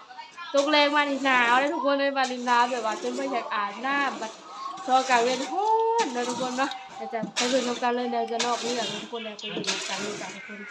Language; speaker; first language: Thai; non-native, local second language; Northeastern Thai